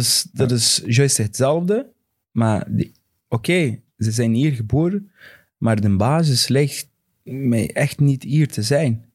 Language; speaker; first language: Dutch; non-native, fluent; Portuguese